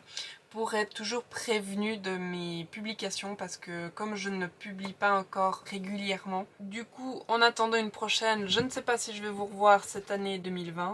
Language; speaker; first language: French; native; French